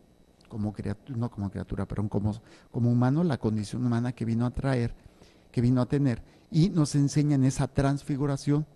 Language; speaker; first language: Spanish; native; Spanish